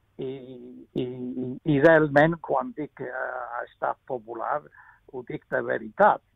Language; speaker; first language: Catalan; non-native, fluent; English